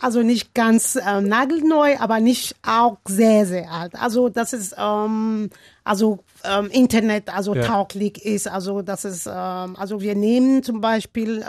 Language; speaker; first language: German; non-native, learner; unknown